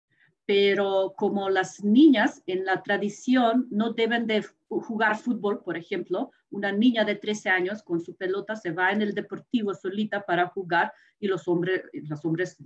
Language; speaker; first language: Spanish; non-native, fluent; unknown